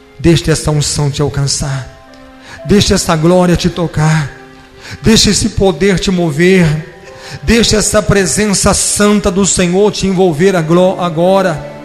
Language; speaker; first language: Portuguese; native; Portuguese